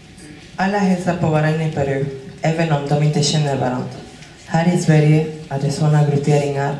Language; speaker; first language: Swedish; non-native, fluent; Spanish